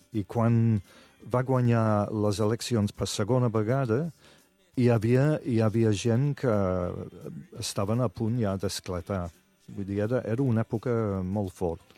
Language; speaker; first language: Catalan; non-native, fluent; English